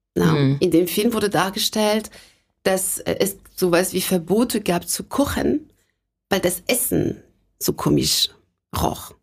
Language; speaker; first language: German; non-native, fluent; French